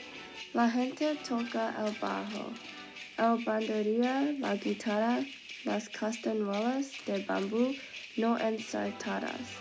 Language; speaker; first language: Spanish; non-native, learner; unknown